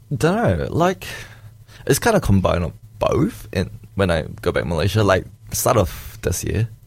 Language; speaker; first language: English; early bilingual, other home language; Chinese